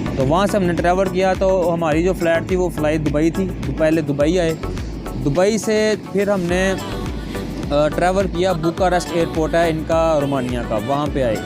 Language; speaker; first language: Urdu; non-native, local second language; Punjabi